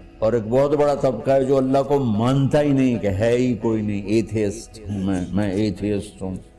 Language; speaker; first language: Urdu; non-native, local second language; Punjabi